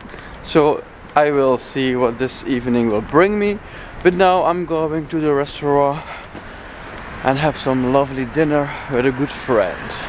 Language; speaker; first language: English; non-native, fluent; Dutch